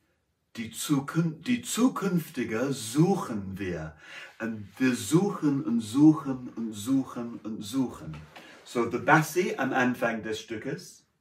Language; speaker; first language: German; non-native, fluent; English